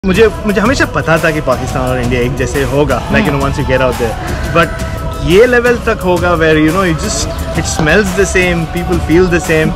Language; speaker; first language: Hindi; non-native, local second language; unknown